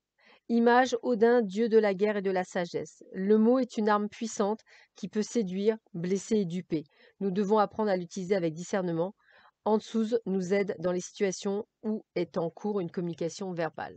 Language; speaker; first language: French; native; French